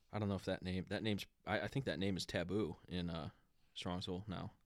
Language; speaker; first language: English; early bilingual, other home language; Italian